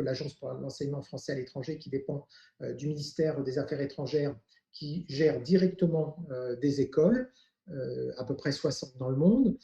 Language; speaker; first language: French; native; French